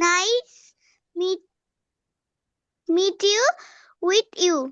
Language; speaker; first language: English; non-native, learner; Bangla